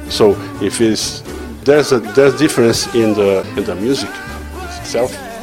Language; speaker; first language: English; non-native, learner; Portuguese